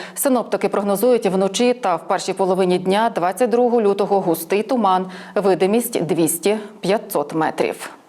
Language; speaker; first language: Ukrainian; native; Ukrainian